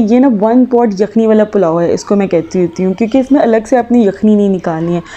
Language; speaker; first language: Urdu; native; Urdu